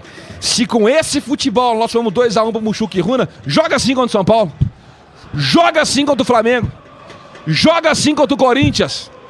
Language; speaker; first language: Portuguese; native; Portuguese